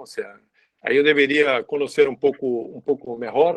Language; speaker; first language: Spanish; non-native, fluent; Portuguese